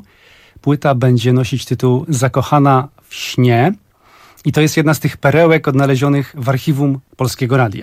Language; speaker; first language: Polish; native; Polish